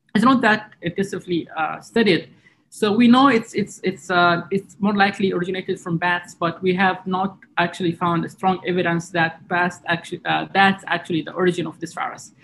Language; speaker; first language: English; non-native, fluent; Arabic